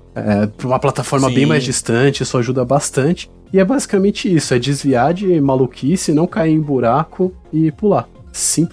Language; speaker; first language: Portuguese; native; Portuguese